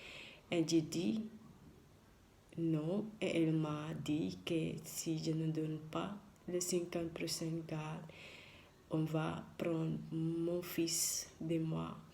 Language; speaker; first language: French; non-native, learner; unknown